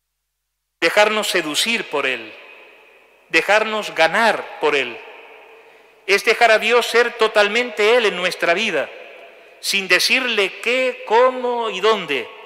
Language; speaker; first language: Spanish; native; Spanish